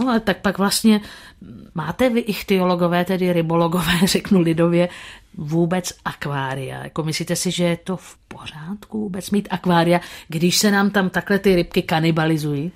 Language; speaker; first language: Czech; native; Czech